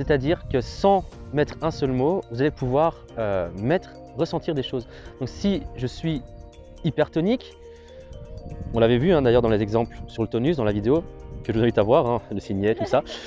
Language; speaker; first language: French; native; French